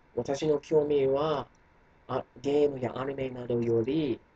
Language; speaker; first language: Japanese; non-native, fluent; English